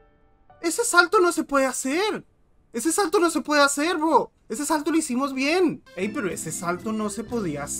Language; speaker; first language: Spanish; native; Spanish